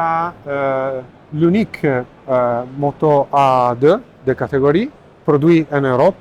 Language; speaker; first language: French; non-native, learner; Italian